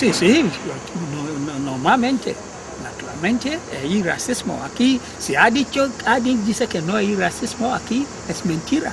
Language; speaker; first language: Spanish; non-native, learner; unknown